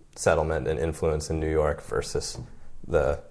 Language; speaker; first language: English; native; English